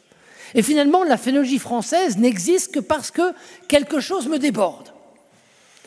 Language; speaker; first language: French; native; French